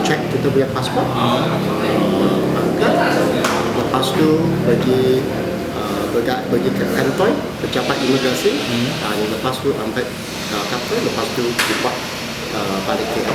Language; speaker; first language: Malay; non-native, local second language; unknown